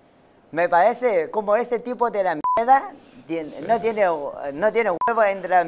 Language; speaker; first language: Spanish; non-native, learner; Chinese